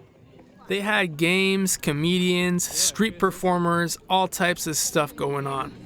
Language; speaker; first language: English; native; English